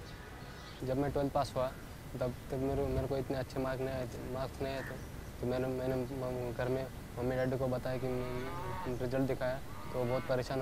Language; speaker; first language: Hindi; non-native, local second language; Marathi